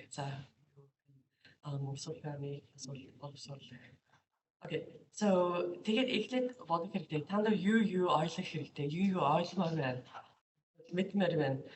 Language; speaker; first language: Mongolian; non-native, fluent; English